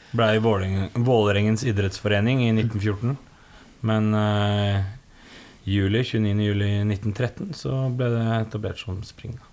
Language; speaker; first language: Norwegian; native; Norwegian